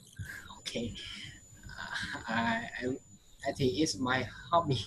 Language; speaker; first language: English; non-native, learner; Vietnamese